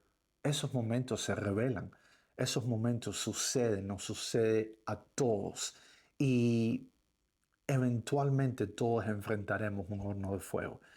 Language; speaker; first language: Spanish; native; Spanish